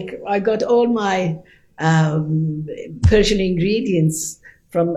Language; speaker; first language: English; non-native, fluent; Persian